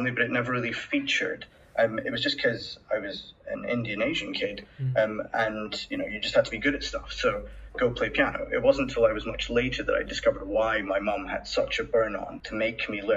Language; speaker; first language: English; native; English